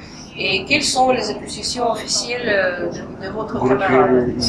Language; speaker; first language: French; non-native, fluent; Russian